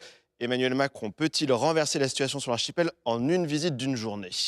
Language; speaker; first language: French; native; French